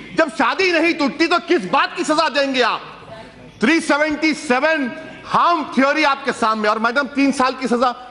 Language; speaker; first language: Urdu; native; Urdu